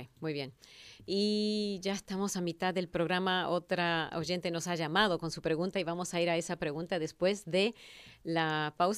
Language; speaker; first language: Spanish; native; Spanish